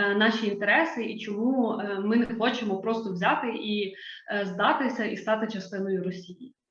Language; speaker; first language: Ukrainian; native; Ukrainian